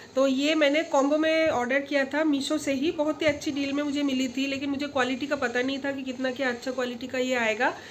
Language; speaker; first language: Hindi; non-native, local second language; Bangla